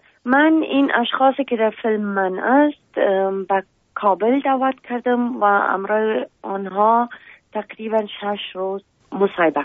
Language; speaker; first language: Persian; non-native, local second language; Pashto